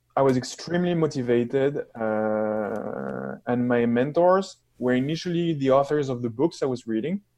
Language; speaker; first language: English; non-native, fluent; French